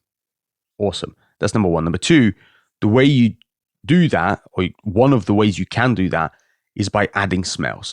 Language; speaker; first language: English; native; English